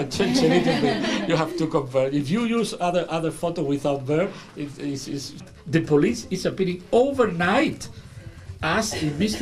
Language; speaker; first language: English; non-native, fluent; Spanish